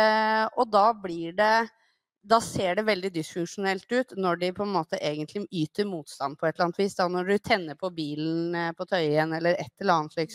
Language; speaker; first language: Norwegian; native; Norwegian